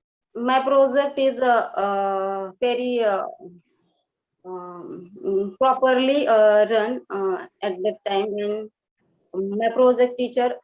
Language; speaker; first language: English; non-native, learner; Marathi